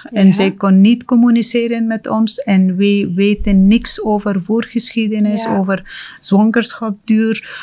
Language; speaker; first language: Dutch; non-native, fluent; Persian